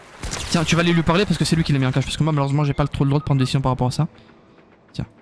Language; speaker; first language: French; native; French